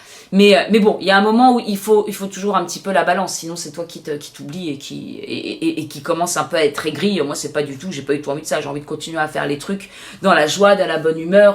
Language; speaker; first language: French; native; French